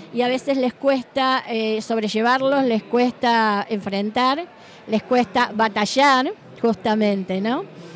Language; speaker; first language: Spanish; native; Spanish